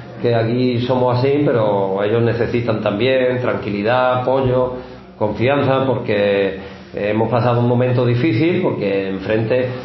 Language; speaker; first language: Spanish; native; Spanish